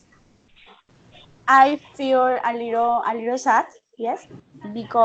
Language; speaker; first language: English; non-native, learner; Spanish